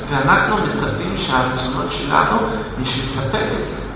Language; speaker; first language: Hebrew; non-native, fluent; Russian